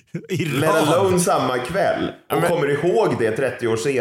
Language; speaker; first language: Swedish; native; Swedish